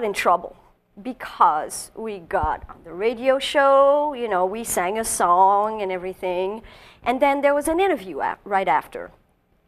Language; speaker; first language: English; non-native, fluent; French